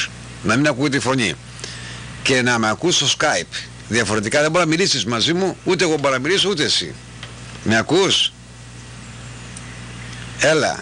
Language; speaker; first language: Greek; native; Greek